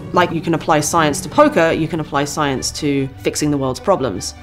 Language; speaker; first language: English; native; English